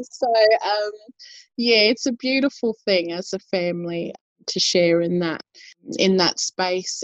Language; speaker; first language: English; native; English